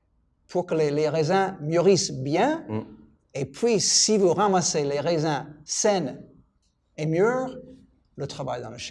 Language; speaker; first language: French; non-native, fluent; English